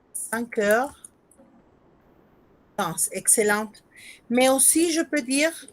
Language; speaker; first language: French; non-native, fluent; Spanish